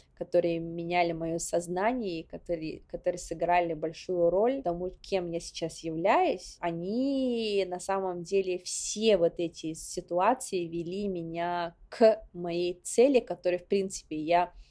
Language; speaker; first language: Russian; non-native, local second language; Yakut